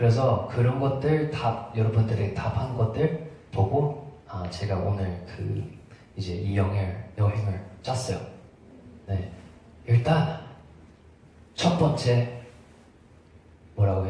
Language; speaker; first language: Korean; non-native, fluent; English